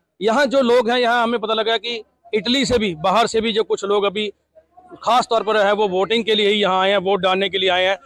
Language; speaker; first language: Hindi; native; Hindi